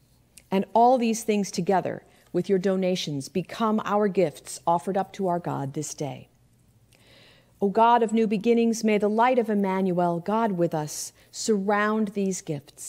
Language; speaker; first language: English; native; English